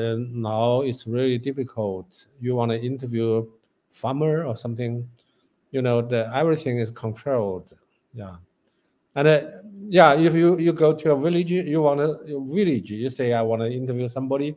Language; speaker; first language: English; non-native, learner; Chinese